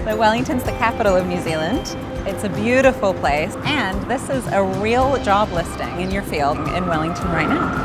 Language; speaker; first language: English; native; English